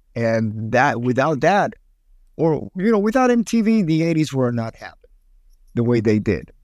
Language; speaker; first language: English; early bilingual, other home language; Spanish